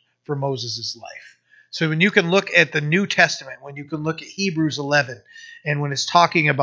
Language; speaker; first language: English; native; English